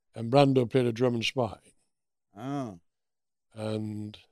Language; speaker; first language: English; early bilingual, other home language; German